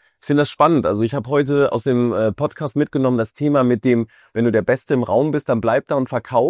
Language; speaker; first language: German; native; German